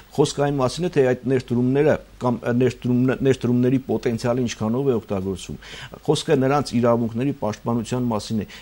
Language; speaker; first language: Armenian; native; Armenian